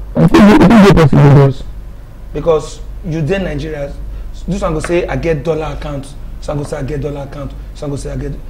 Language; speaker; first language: Nigerian Pidgin; non-native, local second language; Yoruba